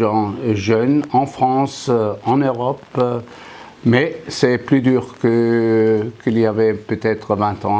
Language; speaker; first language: French; non-native, fluent; German